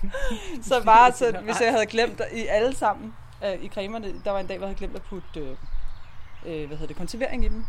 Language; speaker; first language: Danish; native; Danish